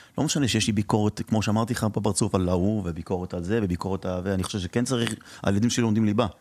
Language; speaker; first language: Hebrew; early bilingual, other home language; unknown